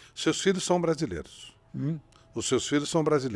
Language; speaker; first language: Portuguese; native; Portuguese